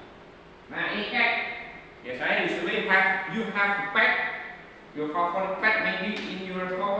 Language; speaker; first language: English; non-native, learner; Indonesian